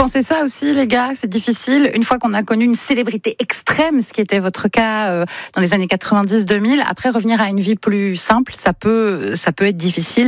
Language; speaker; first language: French; native; French